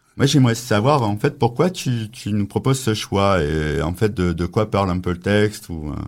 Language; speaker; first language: French; native; French